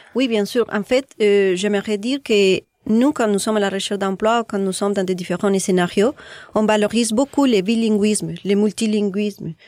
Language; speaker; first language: French; non-native, fluent; Spanish